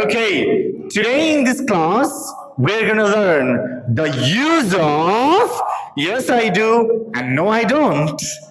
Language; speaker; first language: English; non-native, local second language; Bangla